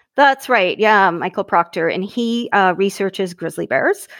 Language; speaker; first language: English; native; English